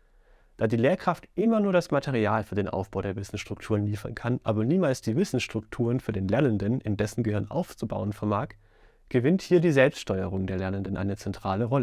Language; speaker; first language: German; native; German